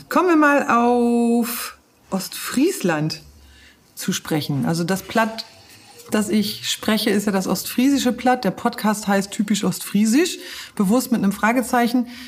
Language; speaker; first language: German; native; German